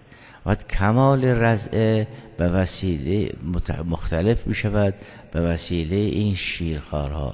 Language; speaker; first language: Persian; native; Persian